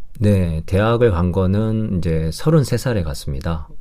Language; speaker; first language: Korean; native; Korean